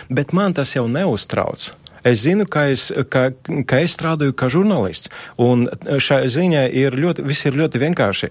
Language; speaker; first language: Latvian; non-native, local second language; Russian